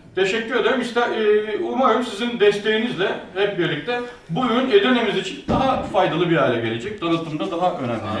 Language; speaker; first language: Turkish; native; Turkish